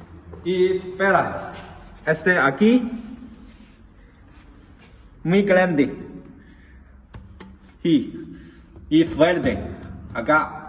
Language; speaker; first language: Spanish; non-native, learner; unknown